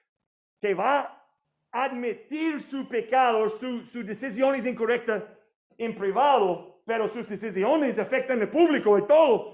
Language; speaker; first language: Spanish; non-native, fluent; English